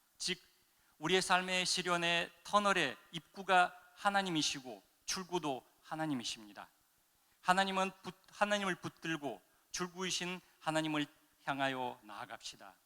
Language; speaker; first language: Korean; non-native, fluent; Russian